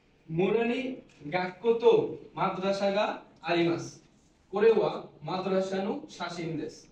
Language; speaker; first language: Japanese; non-native, learner; Bangla